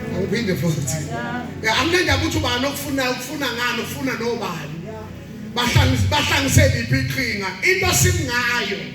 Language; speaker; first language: Zulu; native; Zulu